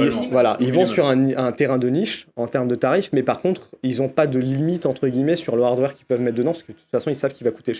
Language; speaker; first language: French; native; French